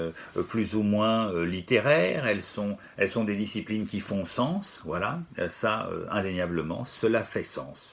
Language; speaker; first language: French; native; French